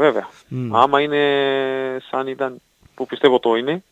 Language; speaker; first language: Greek; non-native, fluent; Spanish